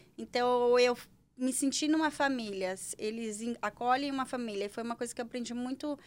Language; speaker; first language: Portuguese; native; Portuguese